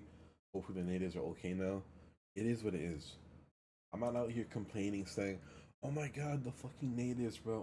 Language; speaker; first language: English; early bilingual, other home language; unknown